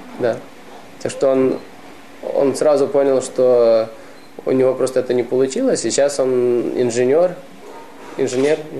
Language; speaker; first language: Russian; early bilingual, heritage; Russian